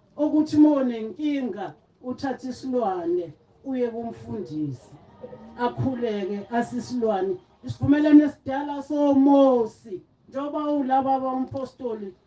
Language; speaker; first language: Zulu; native; Zulu